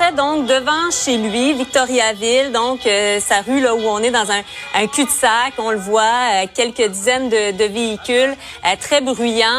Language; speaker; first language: French; native; French